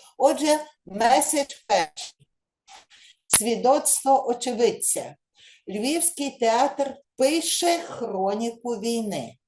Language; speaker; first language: Ukrainian; native; Ukrainian